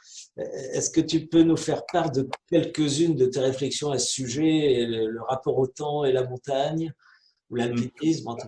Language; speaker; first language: French; native; French